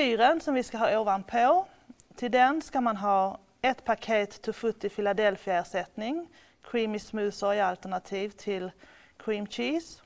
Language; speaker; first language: Swedish; native; Swedish